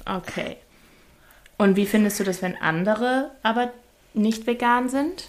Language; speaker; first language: German; native; German